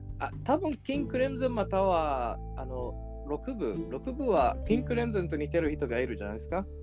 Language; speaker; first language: Japanese; non-native, learner; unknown